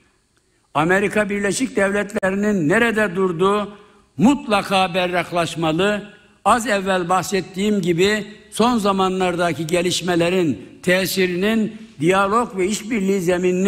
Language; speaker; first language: Turkish; native; Turkish